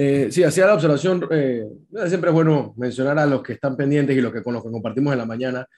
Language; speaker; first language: Spanish; native; Spanish